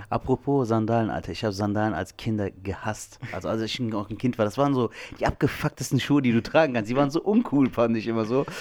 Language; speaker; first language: German; early bilingual, other home language; Turkish